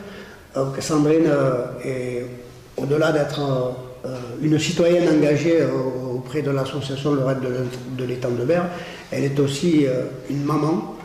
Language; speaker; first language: French; native; French